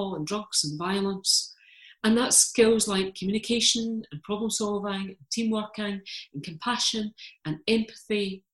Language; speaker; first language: English; native; English